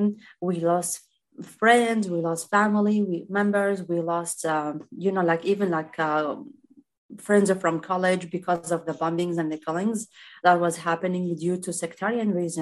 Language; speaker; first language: English; non-native, fluent; Arabic